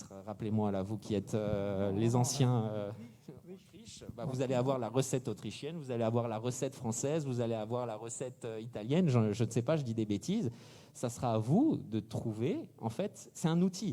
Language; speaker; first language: French; native; French